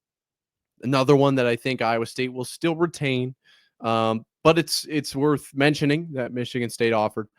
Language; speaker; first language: English; native; English